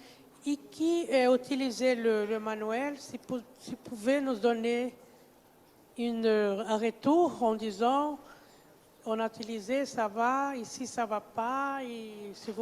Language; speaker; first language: French; non-native, fluent; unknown